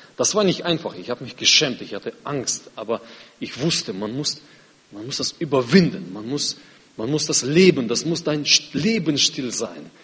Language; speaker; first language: German; non-native, fluent; Russian